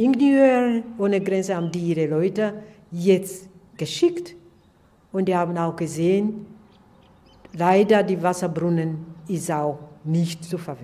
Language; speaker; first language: German; non-native, learner; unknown